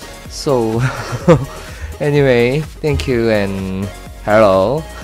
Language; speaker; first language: English; non-native, learner; Korean